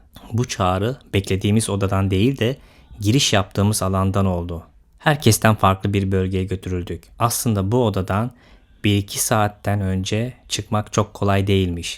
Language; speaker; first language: Turkish; early bilingual, heritage; Turkish